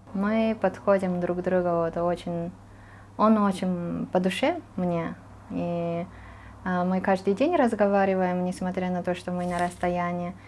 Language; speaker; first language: Russian; non-native, fluent; Japanese